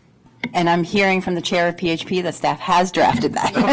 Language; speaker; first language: English; native; English